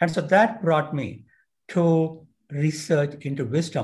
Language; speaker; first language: English; non-native, local second language; Marathi